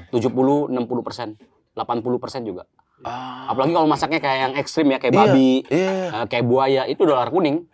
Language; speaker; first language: Indonesian; native; Indonesian